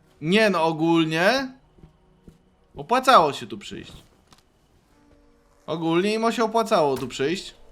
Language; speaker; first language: Polish; native; Polish